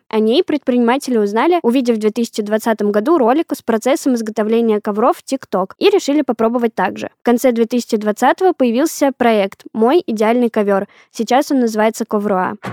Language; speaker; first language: Russian; native; Russian